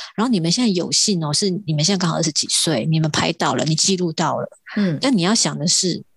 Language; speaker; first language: Chinese; non-native, local second language; Hakka Chinese